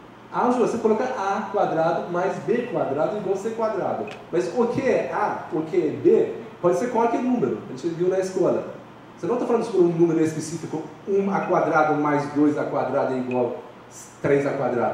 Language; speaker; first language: Portuguese; non-native, fluent; Persian